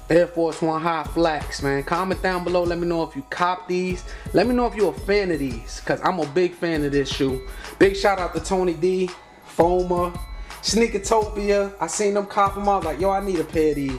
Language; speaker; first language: English; native; English